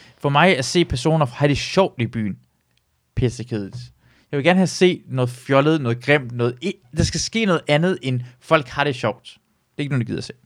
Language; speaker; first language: Danish; early bilingual, other home language; Persian